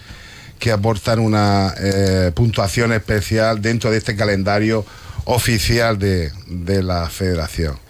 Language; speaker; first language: Spanish; native; Spanish